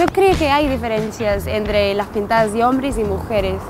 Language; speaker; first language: Spanish; non-native, fluent; English